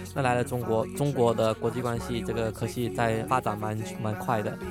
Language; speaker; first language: Chinese; non-native, local second language; Cantonese